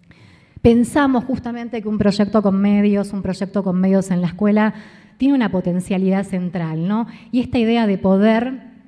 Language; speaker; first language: Spanish; native; Spanish